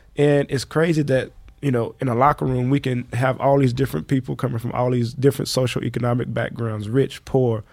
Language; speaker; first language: English; native; English